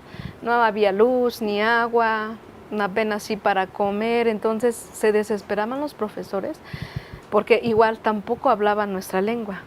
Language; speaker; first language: Spanish; non-native, local second language; Nahuatl languages